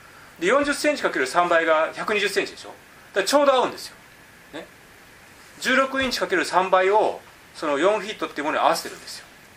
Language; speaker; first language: Japanese; native; Japanese